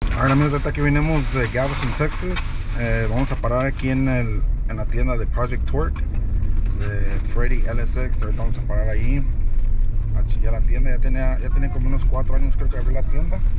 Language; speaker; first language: Spanish; early bilingual, heritage; Spanish